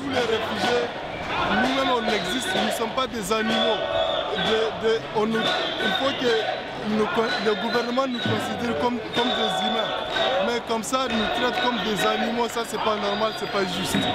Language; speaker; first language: French; non-native, fluent; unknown